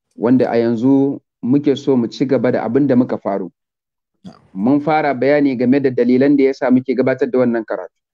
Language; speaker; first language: Hausa; native; Hausa